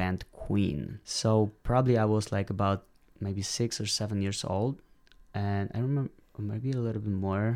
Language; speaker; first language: English; non-native, fluent; Polish